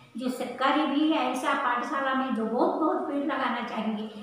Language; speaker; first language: Hindi; non-native, local second language; Telugu